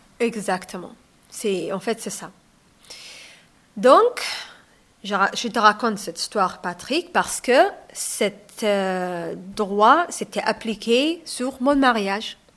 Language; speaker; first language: French; non-native, learner; Somali